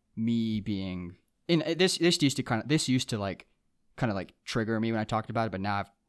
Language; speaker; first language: English; early bilingual, other home language; Japanese